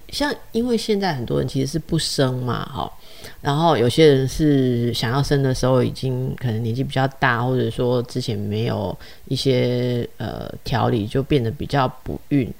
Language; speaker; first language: Chinese; native; Chinese